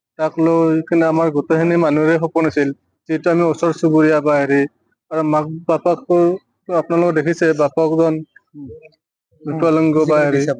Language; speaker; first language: Assamese; native; Assamese